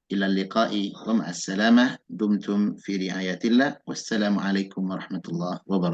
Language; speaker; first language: Arabic; non-native, fluent; Indonesian